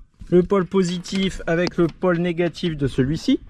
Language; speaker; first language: French; native; French